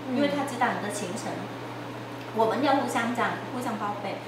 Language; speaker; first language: Chinese; non-native, fluent; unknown